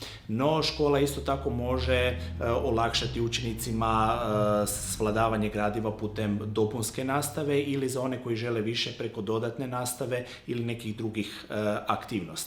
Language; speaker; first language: Croatian; native; Croatian